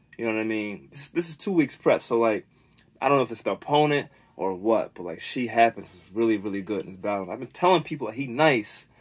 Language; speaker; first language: English; native; English